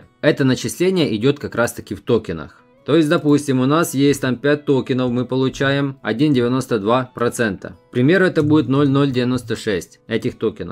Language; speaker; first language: Russian; native; Russian